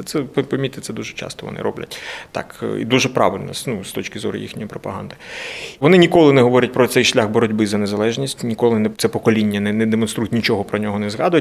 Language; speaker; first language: Ukrainian; native; Ukrainian